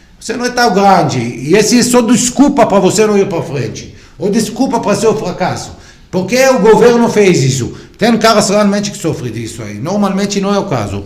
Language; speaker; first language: Portuguese; non-native, fluent; Hebrew